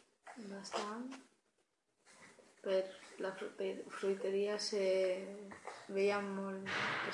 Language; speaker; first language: Catalan; non-native, learner; Spanish